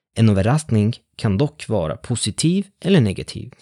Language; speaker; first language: Swedish; non-native, fluent; Italian